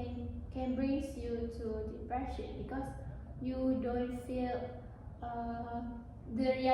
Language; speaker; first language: English; non-native, learner; Malay